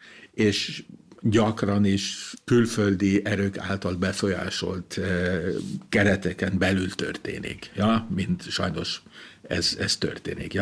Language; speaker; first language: Hungarian; non-native, local second language; German